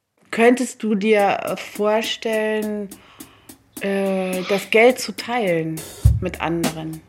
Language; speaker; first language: German; native; German